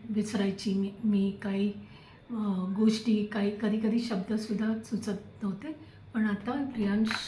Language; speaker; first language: Marathi; non-native, local second language; Tamil